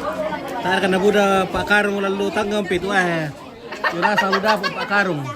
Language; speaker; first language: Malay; non-native, local second language; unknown